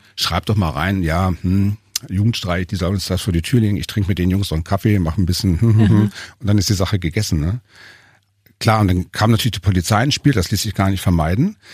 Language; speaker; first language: German; native; German